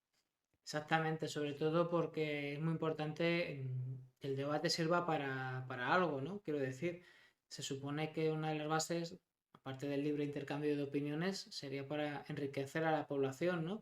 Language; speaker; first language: Spanish; native; Spanish